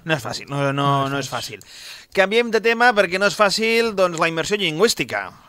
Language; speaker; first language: Catalan; non-native, local second language; Spanish